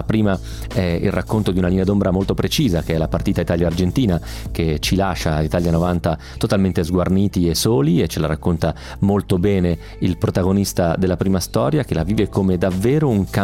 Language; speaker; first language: Italian; native; Italian